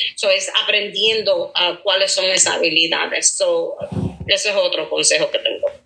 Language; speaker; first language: Spanish; early bilingual, heritage; Spanish